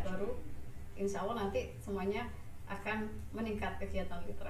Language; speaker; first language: Indonesian; native; Indonesian